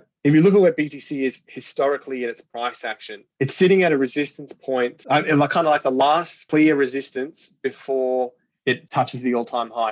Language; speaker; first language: English; native; English